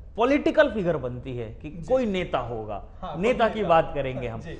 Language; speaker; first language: Hindi; native; Hindi